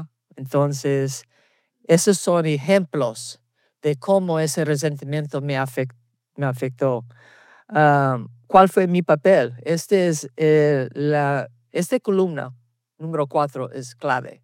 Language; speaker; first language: Spanish; early bilingual, heritage; Spanish